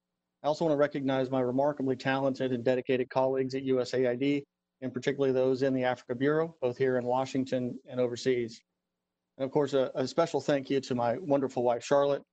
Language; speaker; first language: English; native; English